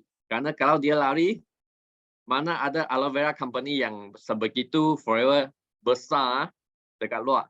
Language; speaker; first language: Malay; native; Malay